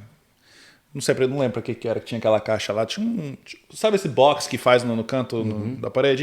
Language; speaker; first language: Portuguese; native; Portuguese